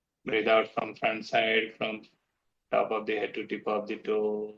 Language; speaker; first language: English; non-native, local second language; Telugu